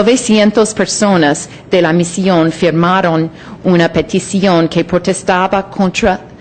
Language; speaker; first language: Spanish; non-native, fluent; English